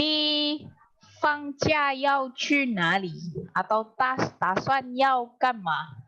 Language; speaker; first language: Chinese; non-native, fluent; Indonesian